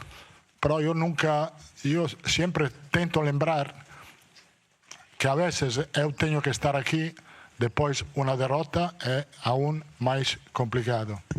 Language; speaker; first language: Portuguese; non-native, learner; Italian